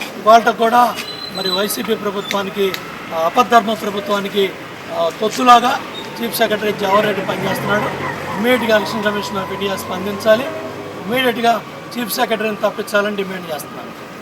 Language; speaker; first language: Telugu; native; Telugu